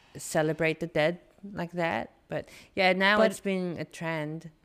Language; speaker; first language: English; non-native, local second language; Filipino